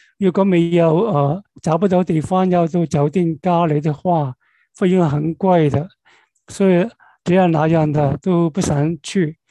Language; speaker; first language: Chinese; non-native, local second language; Cantonese